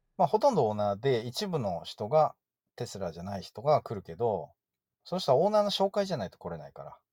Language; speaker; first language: Japanese; native; Japanese